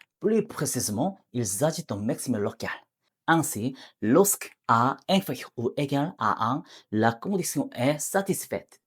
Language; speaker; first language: French; non-native, learner; Korean